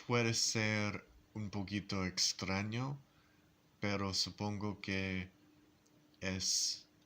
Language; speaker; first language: Spanish; non-native, learner; English